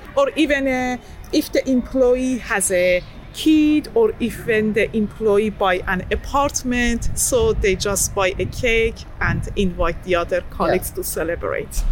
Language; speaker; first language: English; non-native, learner; Persian